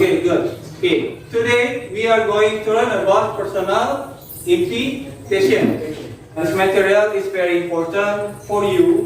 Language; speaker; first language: English; non-native, learner; Indonesian